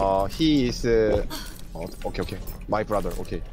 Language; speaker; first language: English; non-native, learner; Korean